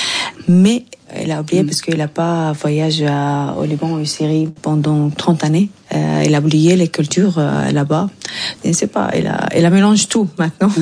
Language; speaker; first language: French; non-native, learner; Arabic